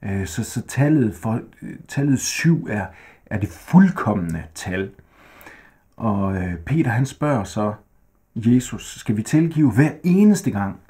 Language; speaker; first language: Danish; native; Danish